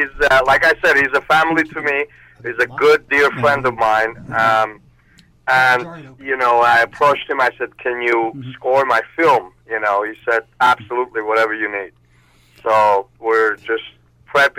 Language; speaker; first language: English; non-native, fluent; Armenian